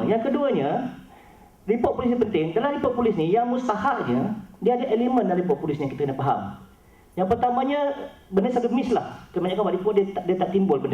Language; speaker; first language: Malay; native; Malay